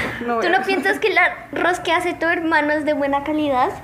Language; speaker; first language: Spanish; early bilingual, heritage; Spanish